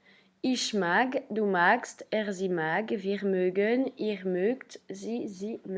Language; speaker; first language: German; non-native, fluent; French